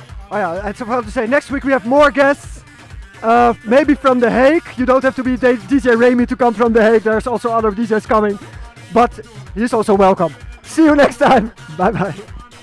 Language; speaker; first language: English; non-native, fluent; Dutch